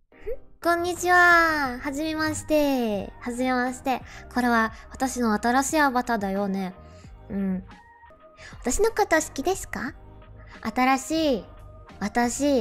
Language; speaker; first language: Japanese; non-native, learner; Russian